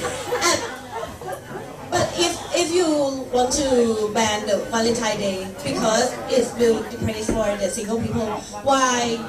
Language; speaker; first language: English; non-native, learner; Thai